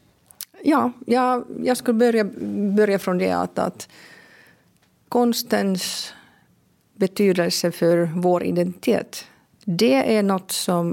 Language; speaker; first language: Swedish; non-native, local second language; Finnish